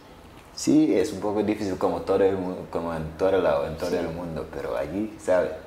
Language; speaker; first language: Spanish; non-native, learner; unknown